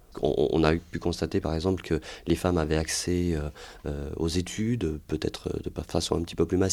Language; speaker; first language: French; native; French